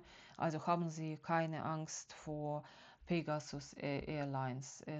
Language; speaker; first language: German; non-native, fluent; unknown